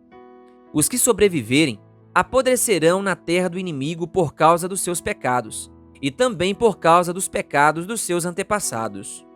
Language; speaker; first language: Portuguese; native; Portuguese